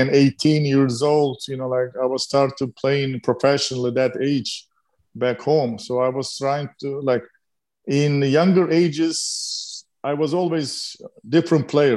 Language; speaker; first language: English; non-native, fluent; Turkish